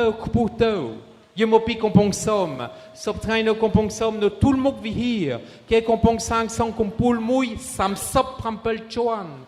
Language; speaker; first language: Khmer; non-native, fluent; French